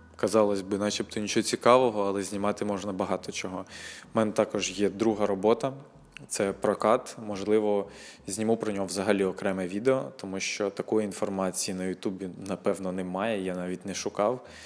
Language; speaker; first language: Ukrainian; non-native, local second language; Russian